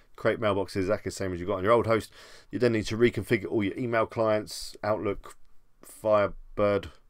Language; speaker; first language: English; native; English